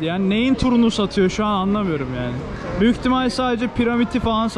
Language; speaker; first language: Turkish; native; Turkish